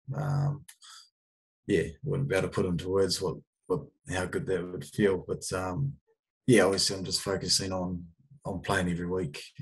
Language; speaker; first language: English; native; English